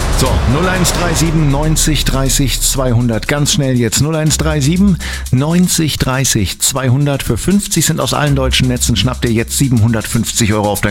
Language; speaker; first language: German; native; German